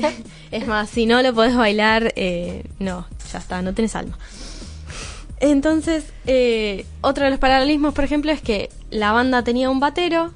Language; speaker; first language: Spanish; native; Spanish